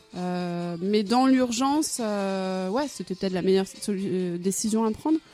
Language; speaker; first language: French; native; French